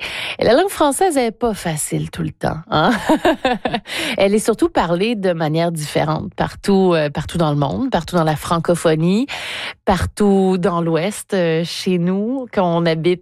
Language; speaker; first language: French; native; French